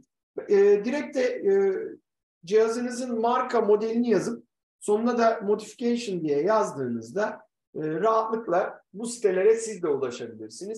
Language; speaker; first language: Turkish; native; Turkish